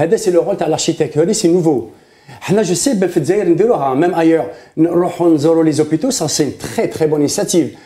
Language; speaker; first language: French; non-native, local second language; Arabic